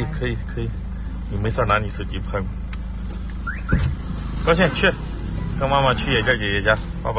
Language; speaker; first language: Chinese; native; Chinese